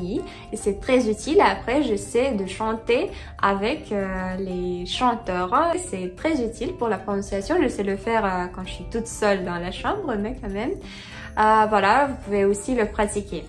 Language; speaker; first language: French; non-native, fluent; Russian